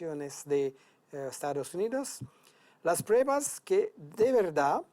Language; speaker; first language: Spanish; non-native, fluent; French